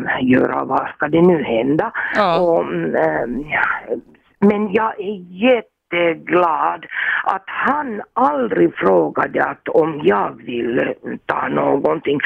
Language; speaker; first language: Swedish; non-native, fluent; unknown